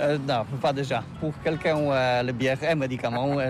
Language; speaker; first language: French; non-native, learner; Polish